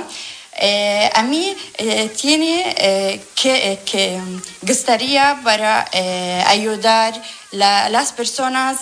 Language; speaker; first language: Spanish; non-native, learner; Arabic